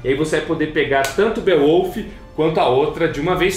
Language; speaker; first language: Portuguese; native; Portuguese